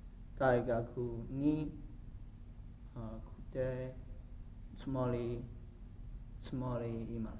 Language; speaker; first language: Japanese; non-native, learner; English